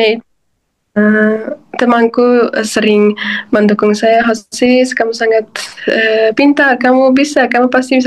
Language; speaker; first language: Indonesian; non-native, fluent; Uzbek